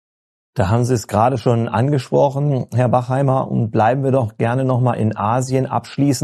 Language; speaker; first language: German; native; German